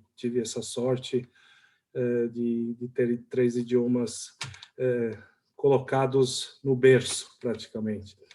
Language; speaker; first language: Portuguese; early bilingual, other home language; German